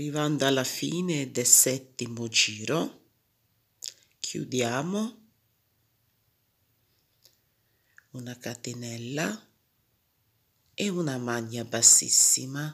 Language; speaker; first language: Italian; non-native, fluent; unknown